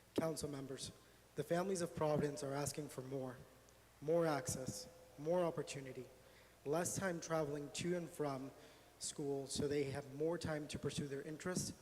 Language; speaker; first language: English; native; English